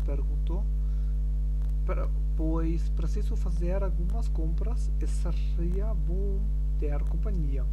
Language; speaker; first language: Portuguese; non-native, learner; German